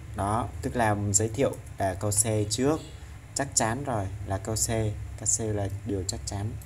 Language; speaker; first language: Vietnamese; non-native, local second language; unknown